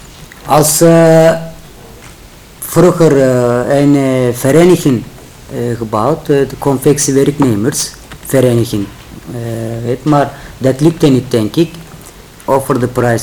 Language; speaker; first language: Dutch; non-native, learner; Turkish